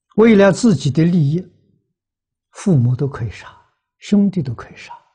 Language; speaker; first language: Chinese; native; Chinese